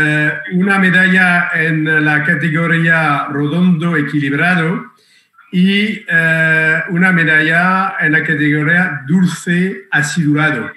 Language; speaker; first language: Spanish; non-native, fluent; French